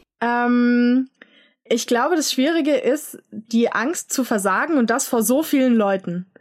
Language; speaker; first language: German; native; German